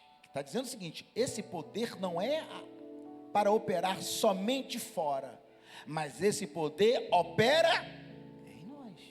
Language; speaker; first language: Portuguese; native; Portuguese